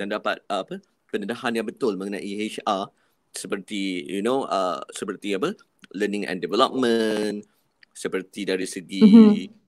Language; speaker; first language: Malay; native; Malay